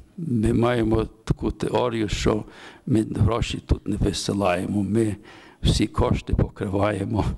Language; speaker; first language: Ukrainian; early bilingual, heritage; Ukrainian